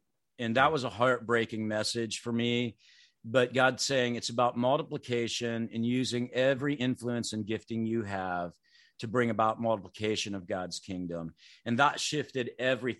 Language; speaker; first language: English; native; English